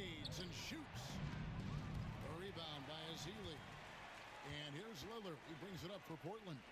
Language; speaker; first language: English; native; English